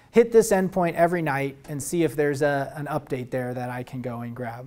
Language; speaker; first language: English; native; English